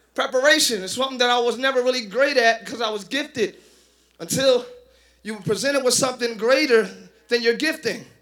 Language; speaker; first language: English; native; English